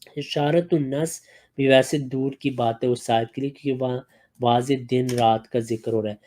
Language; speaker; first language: Urdu; native; Urdu